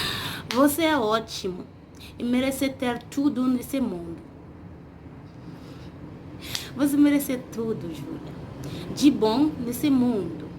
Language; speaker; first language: Portuguese; non-native, learner; Haitian Creole